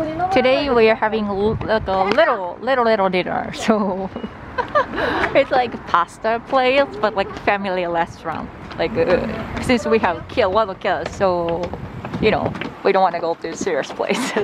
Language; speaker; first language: English; non-native, fluent; Japanese